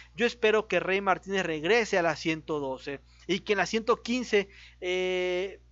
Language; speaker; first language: Spanish; native; Spanish